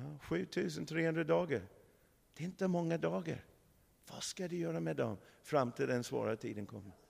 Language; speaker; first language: Swedish; non-native, fluent; English